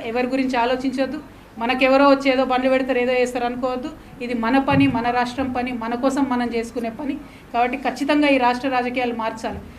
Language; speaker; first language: Telugu; native; Telugu